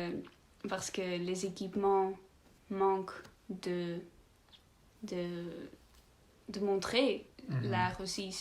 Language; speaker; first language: French; non-native, learner; Dutch